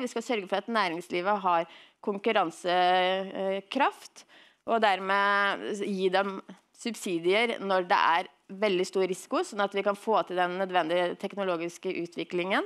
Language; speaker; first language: Norwegian; native; Norwegian